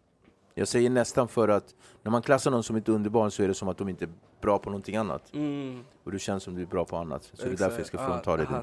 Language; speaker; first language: Swedish; native; Swedish